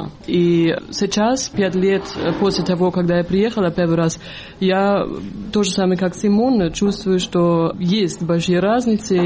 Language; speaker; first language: Russian; non-native, fluent; German